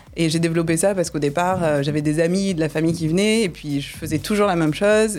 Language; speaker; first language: French; native; French